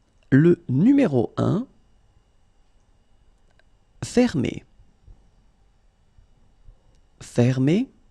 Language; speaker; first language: French; native; French